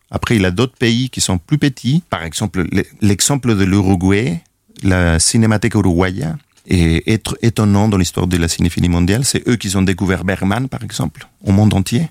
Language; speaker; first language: French; non-native, fluent; Spanish